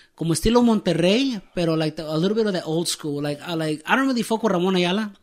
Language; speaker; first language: English; native; English